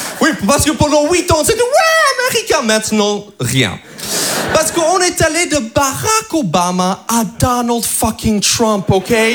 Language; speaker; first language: French; non-native, fluent; English